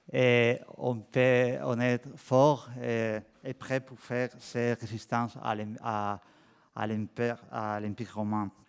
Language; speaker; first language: French; non-native, learner; Spanish